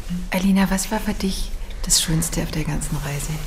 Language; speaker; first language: German; native; German